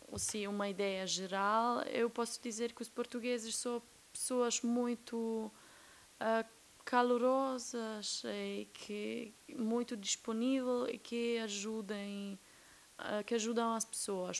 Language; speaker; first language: Portuguese; non-native, fluent; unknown